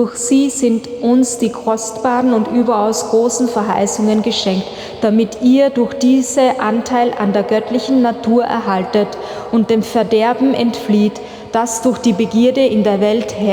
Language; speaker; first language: German; non-native, fluent; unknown